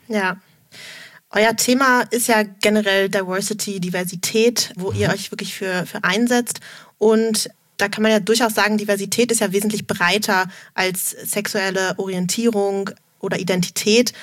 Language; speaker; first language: German; native; German